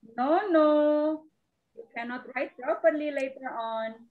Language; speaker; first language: English; non-native, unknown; Indonesian